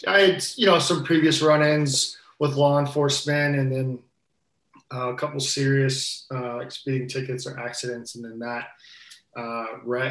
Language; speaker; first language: English; native; English